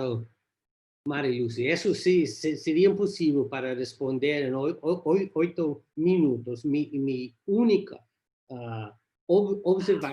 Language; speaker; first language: Portuguese; non-native, learner; English